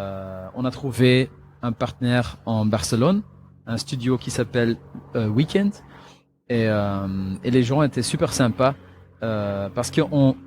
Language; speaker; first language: French; non-native, local second language; Dutch